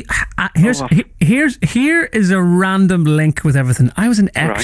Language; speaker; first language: English; native; English